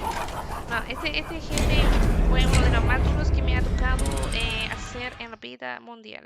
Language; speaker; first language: Spanish; native; Spanish